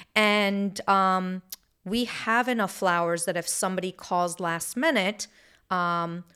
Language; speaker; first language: English; early bilingual, other home language; Hebrew